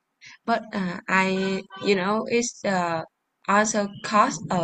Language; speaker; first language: English; non-native, learner; Vietnamese